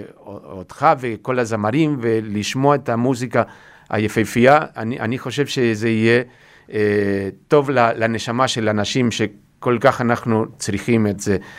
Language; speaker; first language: Hebrew; non-native, fluent; Spanish